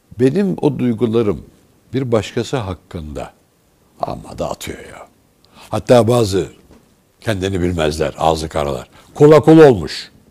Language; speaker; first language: Turkish; native; Turkish